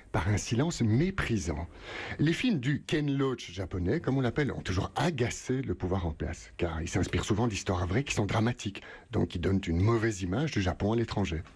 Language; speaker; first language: French; native; French